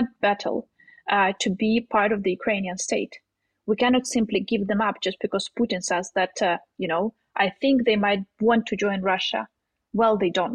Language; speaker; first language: English; non-native, fluent; Ukrainian